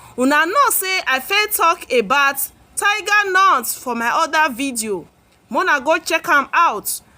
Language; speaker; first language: Nigerian Pidgin; native; Nigerian Pidgin